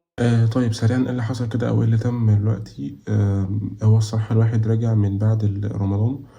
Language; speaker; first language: Arabic; native; Arabic